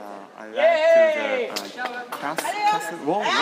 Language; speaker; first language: English; non-native, learner; Japanese